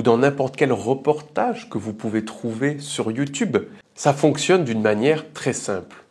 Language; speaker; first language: French; native; French